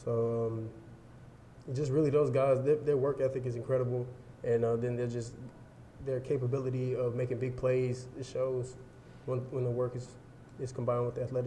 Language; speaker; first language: English; native; English